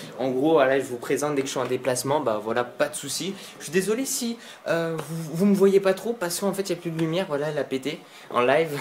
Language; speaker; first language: French; native; French